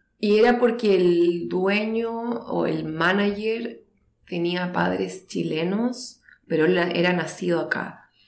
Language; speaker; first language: Spanish; native; Spanish